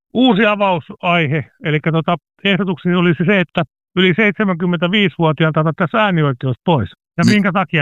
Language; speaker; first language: Finnish; native; Finnish